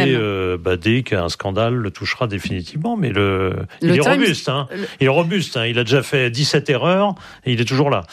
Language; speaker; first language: French; native; French